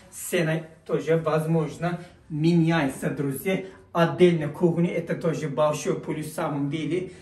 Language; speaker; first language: Russian; non-native, learner; Turkish